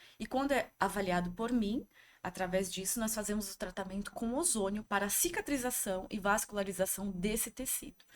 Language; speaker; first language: Portuguese; native; Portuguese